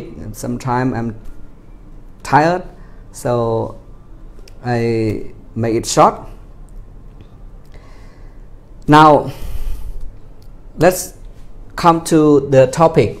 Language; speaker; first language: English; non-native, fluent; Khmer